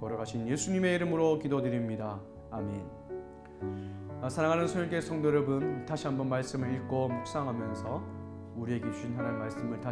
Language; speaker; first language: Korean; native; Korean